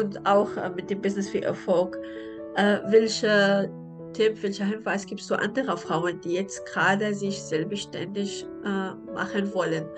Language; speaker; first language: German; non-native, learner; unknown